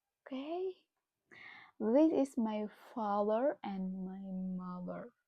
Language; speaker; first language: English; non-native, fluent; Indonesian